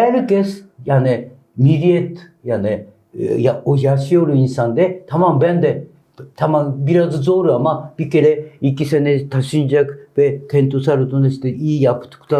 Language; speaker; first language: Turkish; non-native, learner; Japanese